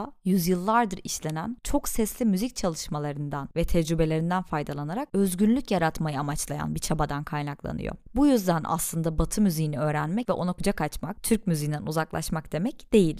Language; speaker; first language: Turkish; native; Turkish